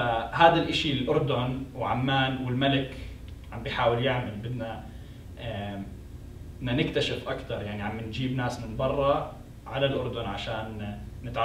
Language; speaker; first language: Arabic; native; Arabic